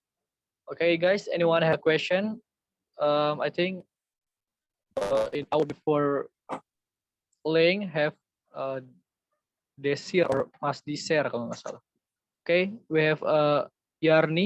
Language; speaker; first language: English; non-native, learner; Indonesian